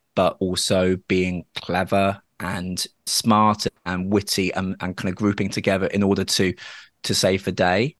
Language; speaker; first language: English; native; English